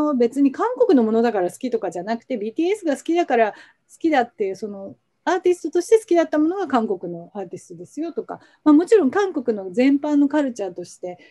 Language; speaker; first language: Japanese; native; Japanese